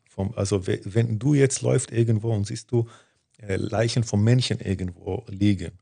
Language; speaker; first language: German; non-native, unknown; Hebrew